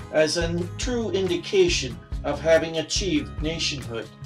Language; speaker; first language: English; native; English